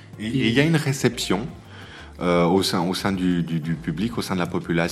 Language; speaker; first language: French; native; French